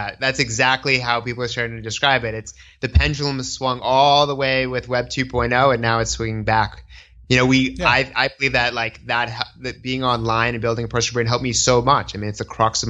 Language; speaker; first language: English; native; English